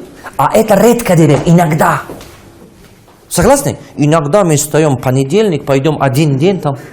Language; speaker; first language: Russian; non-native, local second language; Tajik